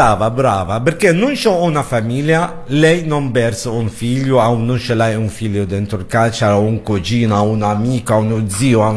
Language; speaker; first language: Italian; non-native, learner; Arabic